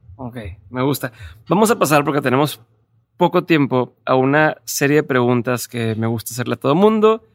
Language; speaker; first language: Spanish; native; Spanish